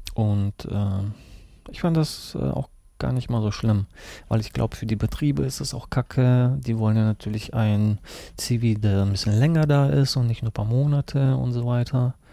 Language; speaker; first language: German; early bilingual, other home language; Russian